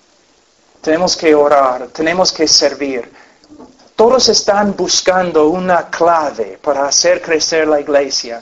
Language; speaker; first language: Spanish; non-native, fluent; English